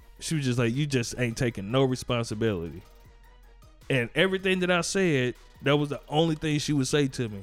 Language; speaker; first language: English; native; English